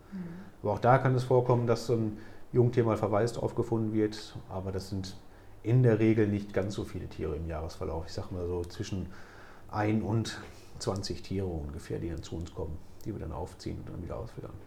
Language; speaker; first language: German; native; German